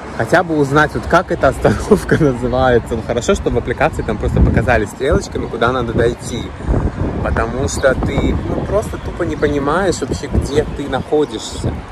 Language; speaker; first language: Russian; native; Russian